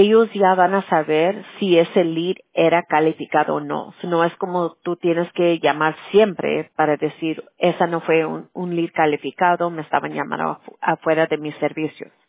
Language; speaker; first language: Spanish; early bilingual, heritage; Spanish